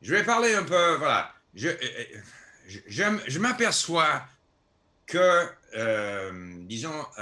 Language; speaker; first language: French; non-native, fluent; English